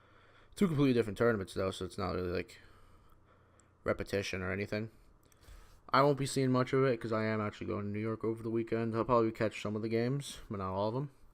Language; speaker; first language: English; native; English